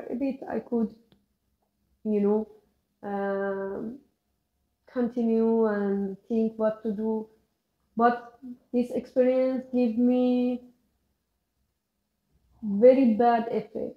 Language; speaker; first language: English; non-native, learner; Persian